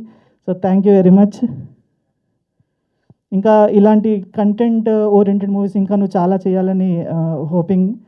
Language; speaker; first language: Telugu; native; Telugu